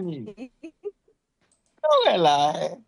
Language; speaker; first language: Spanish; non-native, fluent; Haitian Creole